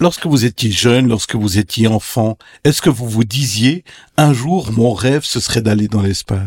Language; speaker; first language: French; native; French